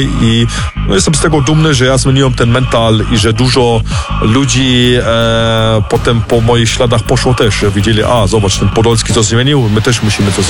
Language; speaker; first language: Polish; early bilingual, heritage; Polish